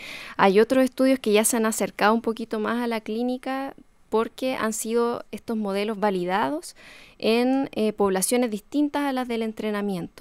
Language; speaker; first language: Spanish; native; Spanish